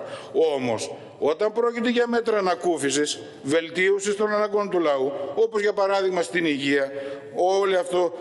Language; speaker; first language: Greek; native; Greek